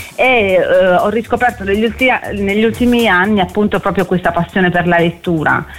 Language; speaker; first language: Italian; native; Italian